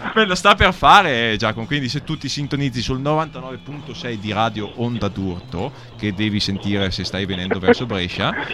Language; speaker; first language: Italian; native; Italian